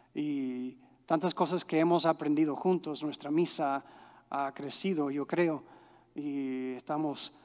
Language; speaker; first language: Spanish; non-native, fluent; English